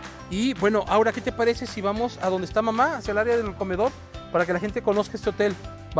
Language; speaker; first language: Spanish; native; Spanish